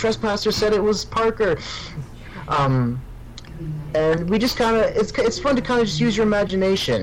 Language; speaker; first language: English; native; English